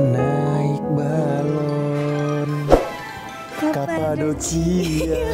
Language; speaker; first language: Indonesian; native; Indonesian